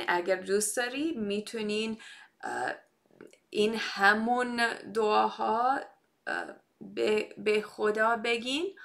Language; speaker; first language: Persian; non-native, fluent; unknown